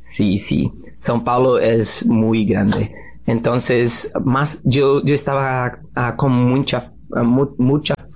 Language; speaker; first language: Spanish; non-native, learner; Portuguese